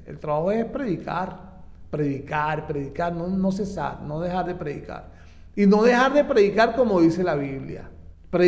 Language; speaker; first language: Spanish; native; Spanish